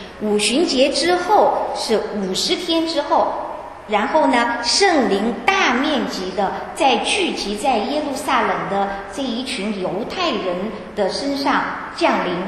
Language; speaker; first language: Chinese; native; Chinese